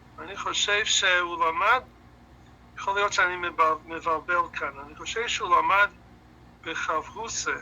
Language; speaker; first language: Hebrew; non-native, fluent; English